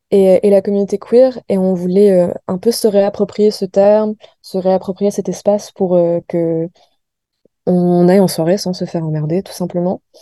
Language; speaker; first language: French; native; French